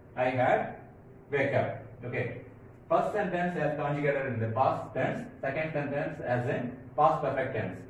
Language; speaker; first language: English; non-native, local second language; Tamil